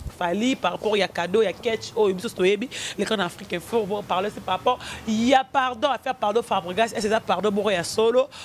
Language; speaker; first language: French; non-native, local second language; Lingala